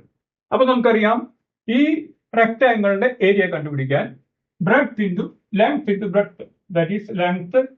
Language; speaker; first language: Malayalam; native; Malayalam